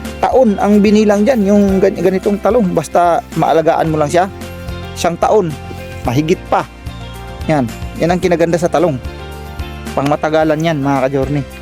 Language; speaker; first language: Filipino; non-native, local second language; Cebuano